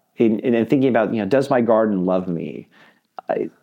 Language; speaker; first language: English; native; English